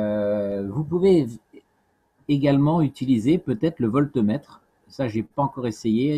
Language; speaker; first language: French; native; French